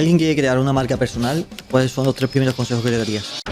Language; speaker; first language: Spanish; native; Spanish